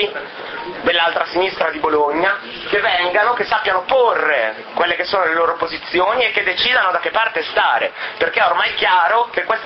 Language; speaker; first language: Italian; native; Italian